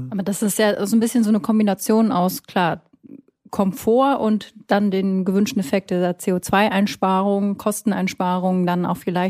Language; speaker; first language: German; native; German